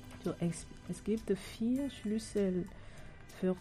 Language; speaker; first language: German; non-native, fluent; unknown